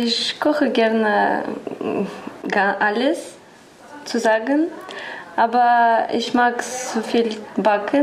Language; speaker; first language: German; non-native, learner; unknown